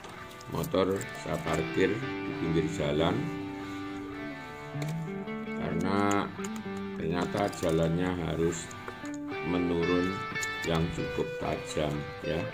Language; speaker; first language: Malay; non-native, local second language; Javanese